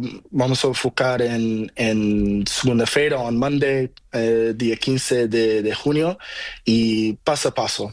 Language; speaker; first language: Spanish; non-native, learner; Portuguese